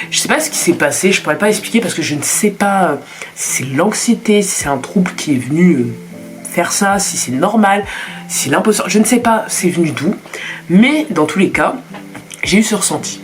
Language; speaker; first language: French; native; French